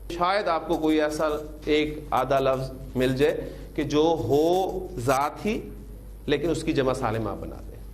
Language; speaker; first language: Urdu; native; Urdu